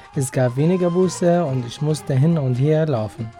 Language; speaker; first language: German; non-native, fluent; Arabic